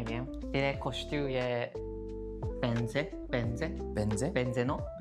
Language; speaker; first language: Polish; non-native, learner; Japanese